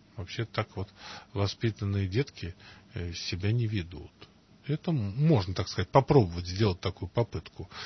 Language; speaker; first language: Russian; native; Russian